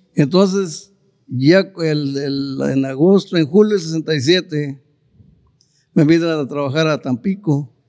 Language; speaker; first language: Spanish; native; Spanish